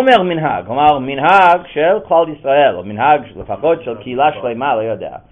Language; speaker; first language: Hebrew; non-native, fluent; English